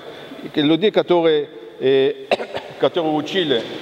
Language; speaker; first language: Russian; non-native, fluent; German